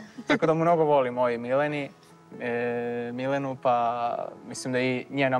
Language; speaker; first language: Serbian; non-native, fluent; Turkish